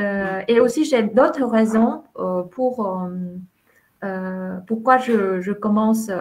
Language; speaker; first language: French; non-native, fluent; Vietnamese